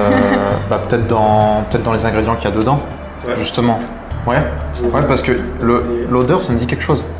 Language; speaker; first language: French; native; French